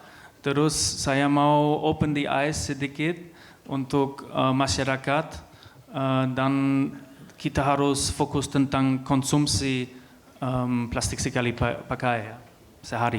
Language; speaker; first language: Indonesian; non-native, learner; German